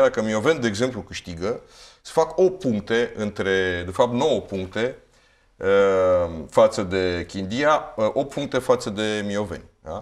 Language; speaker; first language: Romanian; native; Romanian